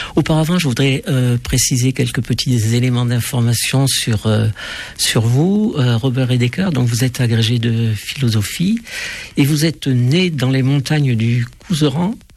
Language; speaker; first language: French; native; French